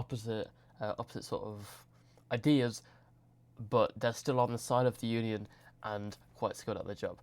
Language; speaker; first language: English; native; English